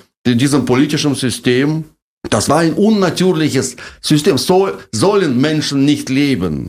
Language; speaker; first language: German; non-native, fluent; Russian